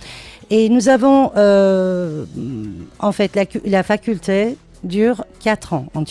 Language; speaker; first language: French; non-native, fluent; Turkish